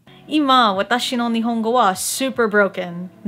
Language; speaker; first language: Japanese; non-native, learner; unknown